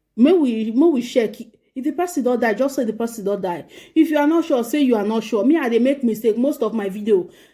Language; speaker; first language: Nigerian Pidgin; native; Nigerian Pidgin